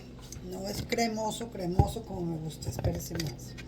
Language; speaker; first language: Spanish; early bilingual, heritage; Spanish